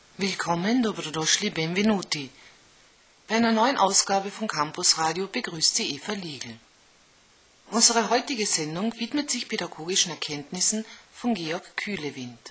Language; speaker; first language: German; native; German